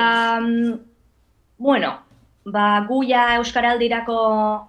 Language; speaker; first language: Basque; non-native, learner; Spanish